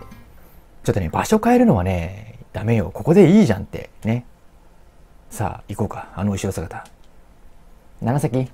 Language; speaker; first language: Japanese; native; Japanese